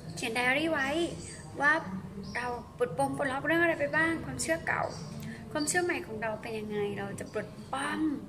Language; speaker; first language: Thai; native; Thai